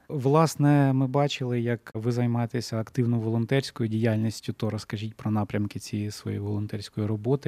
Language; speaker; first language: Ukrainian; native; Ukrainian